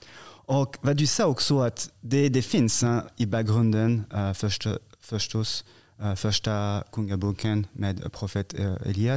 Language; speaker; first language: Swedish; non-native, fluent; French